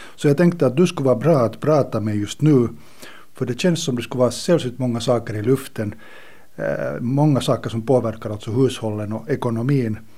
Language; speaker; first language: Swedish; native; Swedish